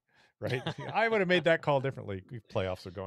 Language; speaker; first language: English; native; English